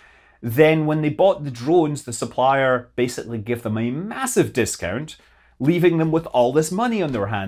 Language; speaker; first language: English; native; English